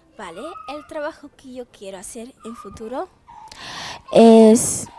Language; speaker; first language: Spanish; early bilingual, other home language; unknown